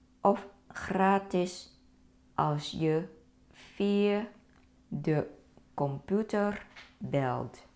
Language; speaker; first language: Dutch; non-native, fluent; Thai